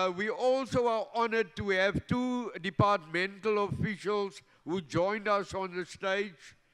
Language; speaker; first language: English; non-native, local second language; Afrikaans